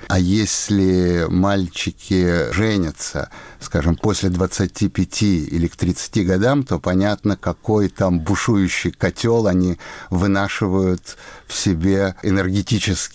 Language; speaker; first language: Russian; native; Russian